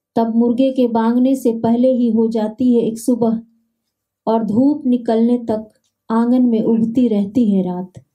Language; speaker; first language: Hindi; non-native, local second language; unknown